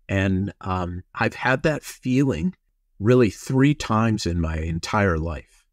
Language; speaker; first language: English; native; English